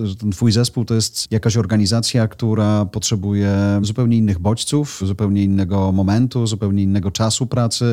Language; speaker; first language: Polish; native; Polish